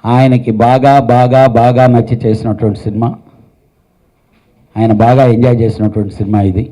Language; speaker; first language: Telugu; native; Telugu